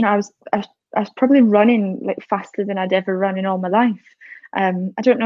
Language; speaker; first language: English; native; English